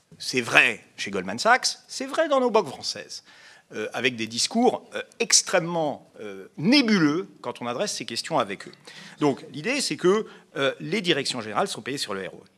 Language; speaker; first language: French; native; French